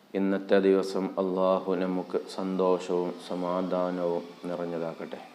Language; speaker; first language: Malayalam; native; Malayalam